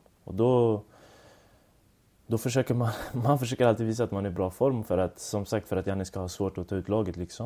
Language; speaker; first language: Swedish; early bilingual, other home language; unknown